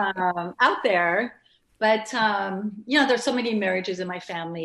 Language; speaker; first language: English; early bilingual, other home language; French